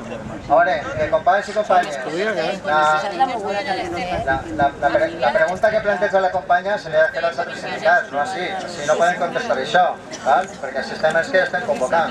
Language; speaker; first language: Catalan; native; Catalan